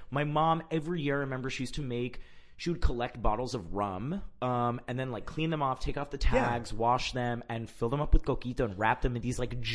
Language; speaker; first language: English; early bilingual, other home language; Spanish